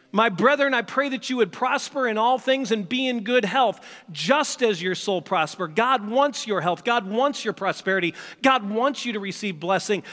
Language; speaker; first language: English; native; English